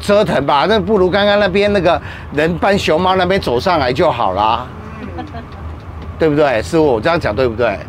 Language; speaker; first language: Chinese; native; Chinese